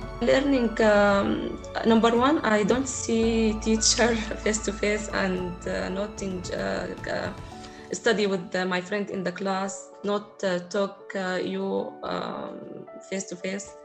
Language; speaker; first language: English; non-native, learner; Arabic